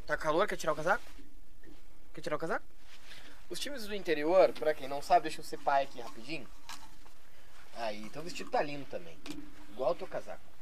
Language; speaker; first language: Portuguese; native; Portuguese